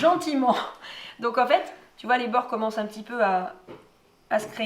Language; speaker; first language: French; native; French